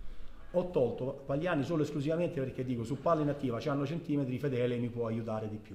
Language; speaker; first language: Italian; native; Italian